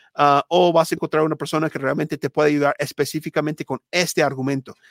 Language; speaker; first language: Spanish; non-native, fluent; English